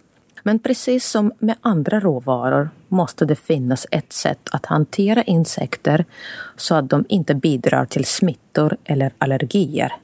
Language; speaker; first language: Swedish; non-native, fluent; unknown